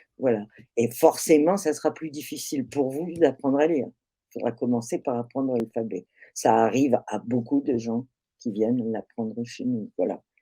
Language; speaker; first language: French; native; French